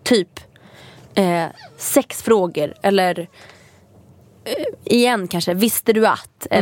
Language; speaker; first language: Swedish; native; Swedish